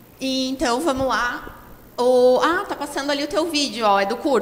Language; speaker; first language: Portuguese; native; Portuguese